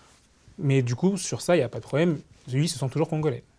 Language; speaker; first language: French; native; French